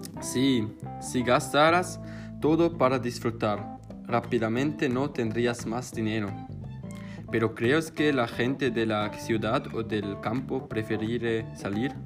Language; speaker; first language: Spanish; non-native, learner; German